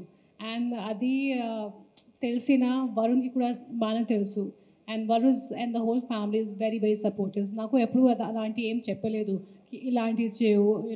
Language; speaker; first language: Telugu; non-native, fluent; Hindi